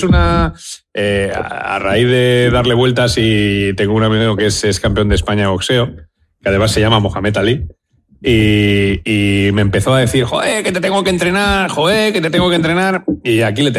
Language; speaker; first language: Spanish; native; Spanish